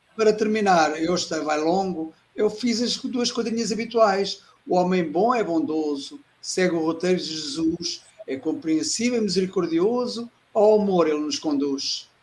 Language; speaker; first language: Portuguese; native; Portuguese